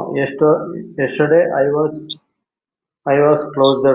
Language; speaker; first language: English; non-native, learner; Hindi